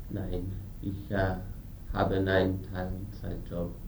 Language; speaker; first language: German; non-native, learner; English